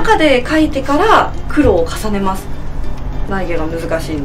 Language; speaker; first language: Japanese; native; Japanese